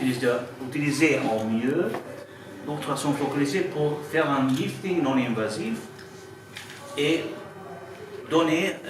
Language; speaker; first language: French; non-native, fluent; Italian